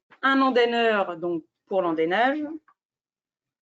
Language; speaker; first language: French; native; French